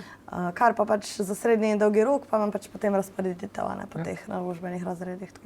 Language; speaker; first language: Slovenian; native; Slovenian